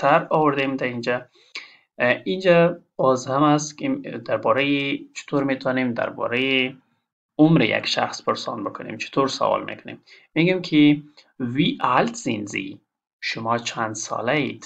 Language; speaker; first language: Persian; non-native, local second language; Pashto